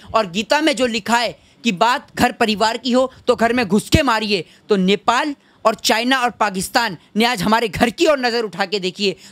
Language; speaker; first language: Hindi; native; Hindi